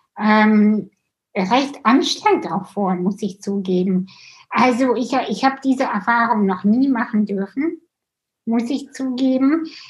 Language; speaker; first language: German; early bilingual, other home language; Russian